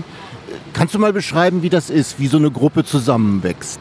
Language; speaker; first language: German; native; German